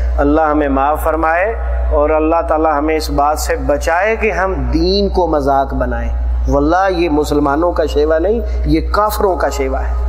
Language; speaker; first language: Urdu; non-native, local second language; Punjabi